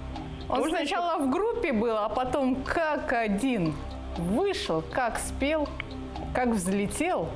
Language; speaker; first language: Russian; native; Russian